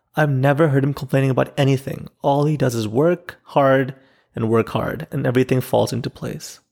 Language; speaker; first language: English; non-native, local second language; Urdu